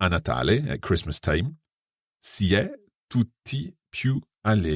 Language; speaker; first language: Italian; non-native, fluent; English